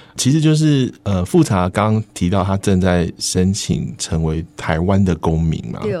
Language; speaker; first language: Chinese; native; Chinese